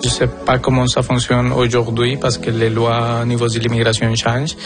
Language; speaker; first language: French; non-native, fluent; Spanish